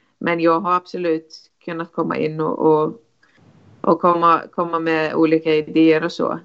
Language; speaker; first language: Swedish; non-native, fluent; Icelandic